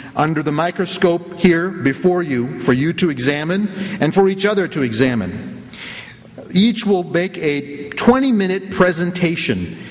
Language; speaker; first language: English; native; English